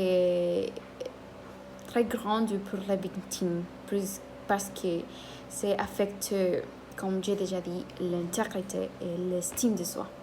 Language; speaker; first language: French; non-native, learner; Spanish